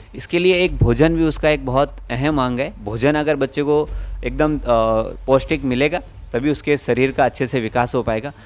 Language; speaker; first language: Hindi; non-native, local second language; Gujarati